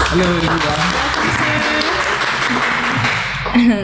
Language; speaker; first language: English; non-native, fluent; Indonesian